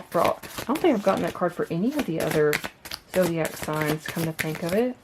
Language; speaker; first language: English; native; English